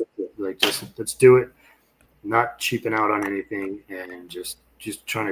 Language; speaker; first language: English; native; English